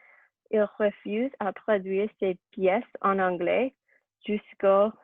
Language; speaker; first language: French; non-native, learner; English